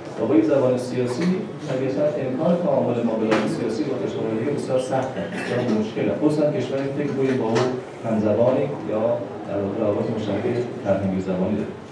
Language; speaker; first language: Persian; native; Persian